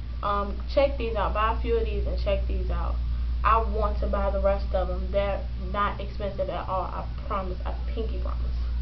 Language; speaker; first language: English; native; English